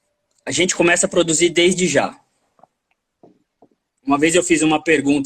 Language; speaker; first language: Portuguese; native; Portuguese